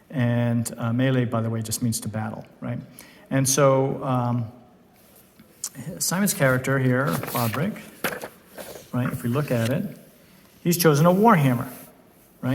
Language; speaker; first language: English; native; English